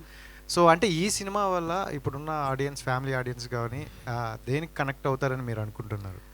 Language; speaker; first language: Telugu; native; Telugu